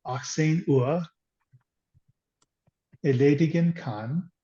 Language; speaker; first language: German; non-native, learner; English